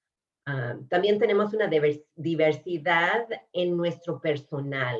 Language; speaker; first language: Spanish; early bilingual, other home language; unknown